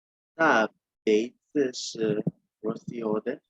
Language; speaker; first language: Chinese; non-native, learner; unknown